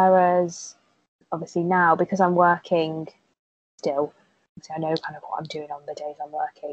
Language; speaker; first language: English; native; English